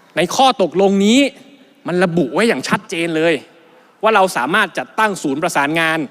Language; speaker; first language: Thai; native; Thai